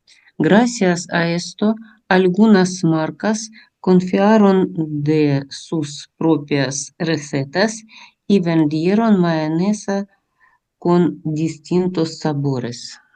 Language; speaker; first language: Spanish; non-native, learner; Russian